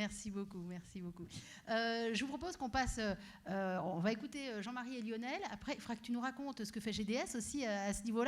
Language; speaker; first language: French; native; French